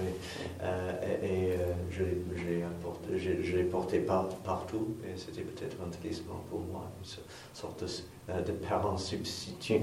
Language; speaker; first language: French; non-native, fluent; English